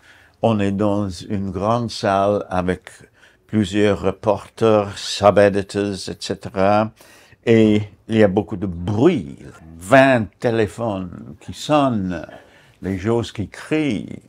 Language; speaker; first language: French; non-native, fluent; English